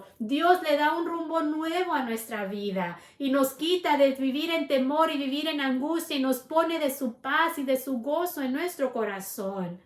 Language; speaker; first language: Spanish; native; Spanish